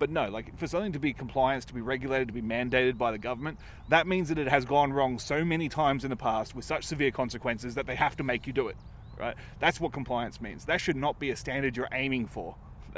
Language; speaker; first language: English; native; English